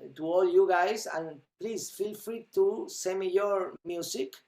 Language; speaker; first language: English; non-native, fluent; Spanish